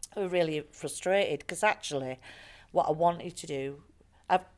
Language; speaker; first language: English; native; English